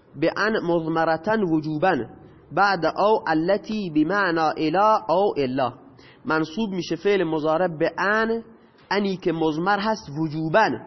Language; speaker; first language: Persian; non-native, local second language; Baluchi